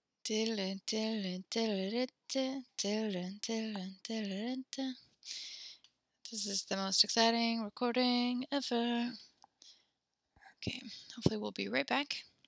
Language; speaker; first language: English; native; English